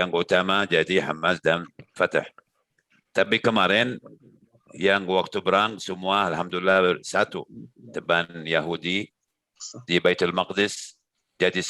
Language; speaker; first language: Indonesian; non-native, learner; Arabic